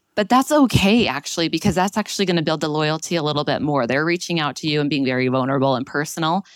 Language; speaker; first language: English; native; English